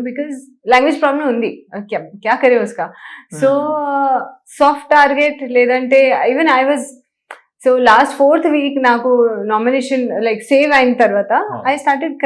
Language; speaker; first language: Telugu; non-native, local second language; Hindi